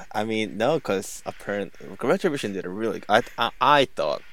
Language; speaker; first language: English; non-native, fluent; Korean